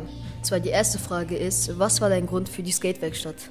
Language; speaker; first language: German; native; German